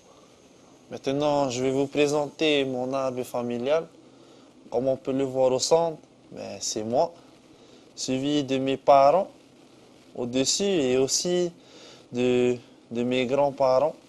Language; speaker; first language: French; non-native, local second language; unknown